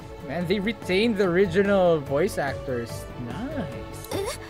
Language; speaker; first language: English; non-native, local second language; Filipino